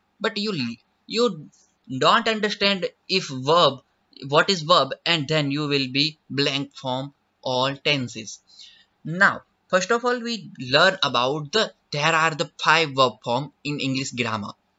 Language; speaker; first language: English; non-native, local second language; Gujarati